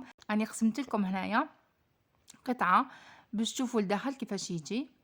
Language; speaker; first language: Arabic; native; Arabic